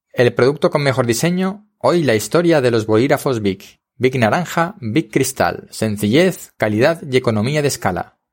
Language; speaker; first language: Spanish; native; Spanish